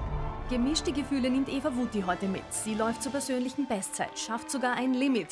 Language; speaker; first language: German; native; German